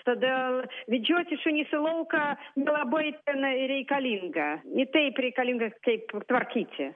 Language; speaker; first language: Lithuanian; non-native, learner; Russian